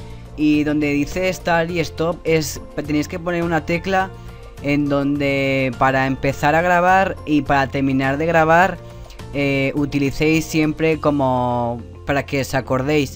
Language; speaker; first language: Spanish; native; Spanish